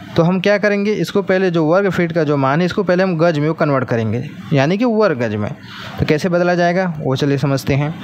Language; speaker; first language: Hindi; native; Hindi